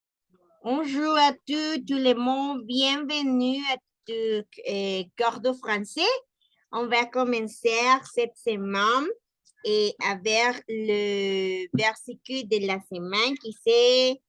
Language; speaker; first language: French; non-native, learner; Spanish